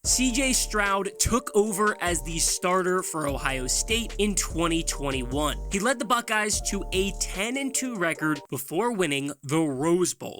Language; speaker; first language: English; native; English